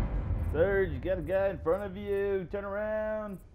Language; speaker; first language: English; native; English